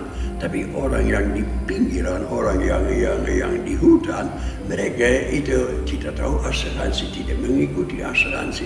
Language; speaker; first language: Indonesian; non-native, fluent; Dutch